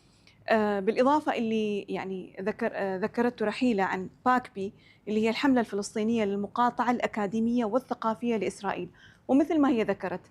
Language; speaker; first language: Arabic; native; Arabic